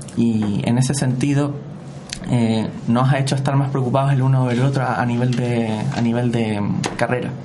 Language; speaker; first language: Spanish; native; Spanish